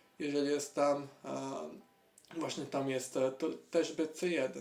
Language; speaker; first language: Polish; non-native, learner; Italian